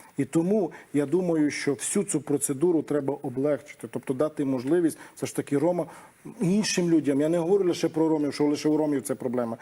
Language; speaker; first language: Ukrainian; non-native, local second language; Romany